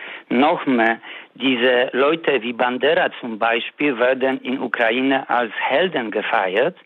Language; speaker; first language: German; non-native, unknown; Polish